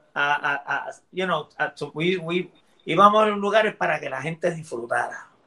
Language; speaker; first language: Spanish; early bilingual, heritage; Spanish